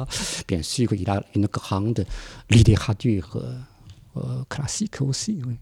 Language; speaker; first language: French; non-native, fluent; Chinese